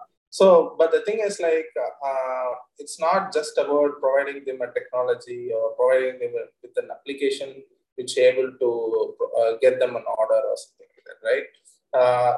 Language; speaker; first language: English; non-native, local second language; Tamil